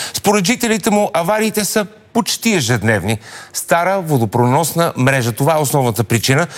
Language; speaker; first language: Bulgarian; native; Bulgarian